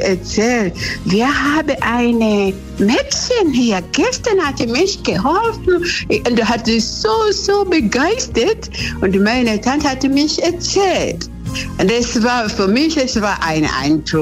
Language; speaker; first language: German; non-native, learner; Swahili